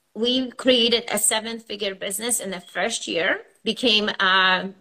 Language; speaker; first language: English; non-native, fluent; Polish